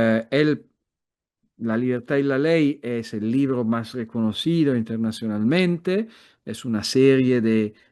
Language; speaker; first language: Spanish; non-native, fluent; Italian